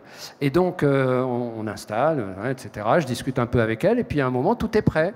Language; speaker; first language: French; native; French